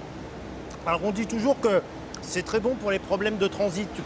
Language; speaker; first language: French; native; French